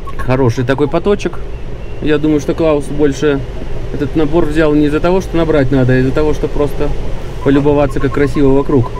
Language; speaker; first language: Russian; native; Russian